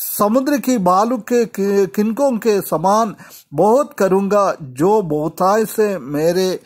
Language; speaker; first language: Hindi; non-native, local second language; Malayalam